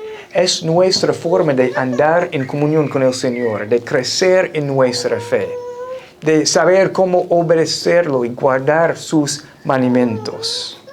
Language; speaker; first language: Spanish; non-native, fluent; English